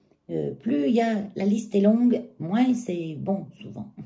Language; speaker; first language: French; native; French